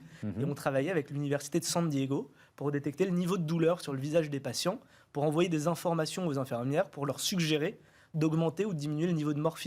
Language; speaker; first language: French; native; French